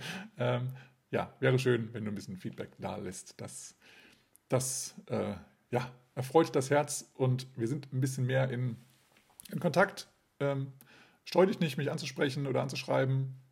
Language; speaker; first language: German; native; German